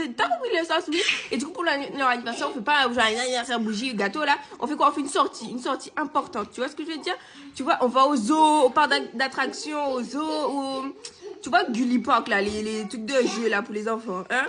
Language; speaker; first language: French; native; French